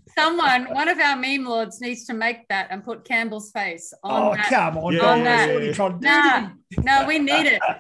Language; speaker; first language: English; native; English